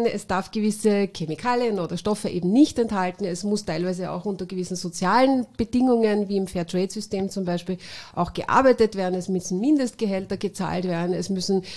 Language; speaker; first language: German; native; German